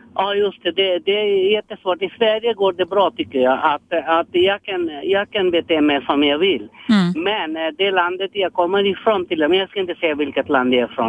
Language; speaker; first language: Swedish; non-native, learner; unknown